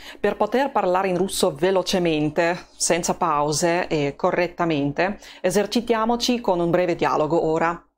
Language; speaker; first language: Italian; non-native, fluent; Russian